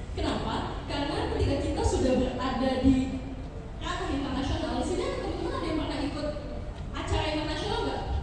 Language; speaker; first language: Indonesian; native; Indonesian